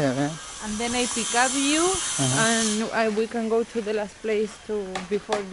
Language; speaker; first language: English; non-native, learner; Spanish